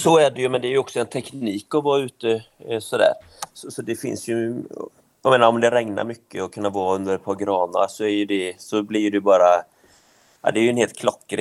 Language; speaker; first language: Swedish; native; Swedish